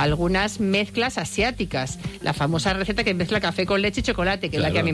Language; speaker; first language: Spanish; native; Spanish